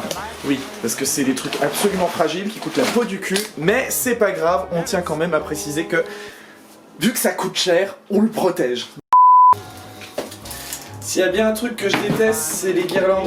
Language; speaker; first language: French; native; French